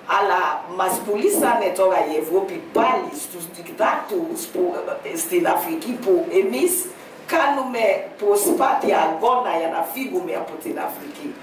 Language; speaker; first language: Greek; non-native, fluent; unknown